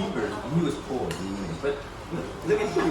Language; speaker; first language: English; non-native, local second language; Indonesian